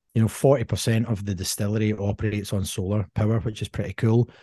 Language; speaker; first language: English; native; English